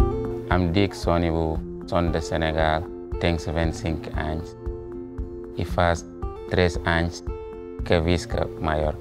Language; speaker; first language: Catalan; non-native, learner; Wolof